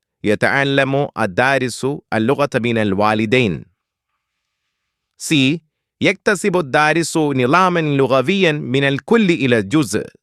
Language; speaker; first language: Arabic; non-native, fluent; Malayalam